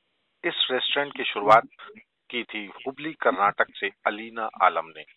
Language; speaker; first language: Hindi; native; Hindi